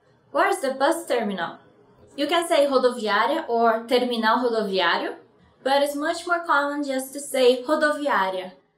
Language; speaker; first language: English; non-native, fluent; Portuguese